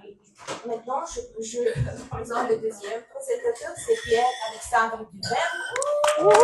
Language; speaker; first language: French; non-native, learner; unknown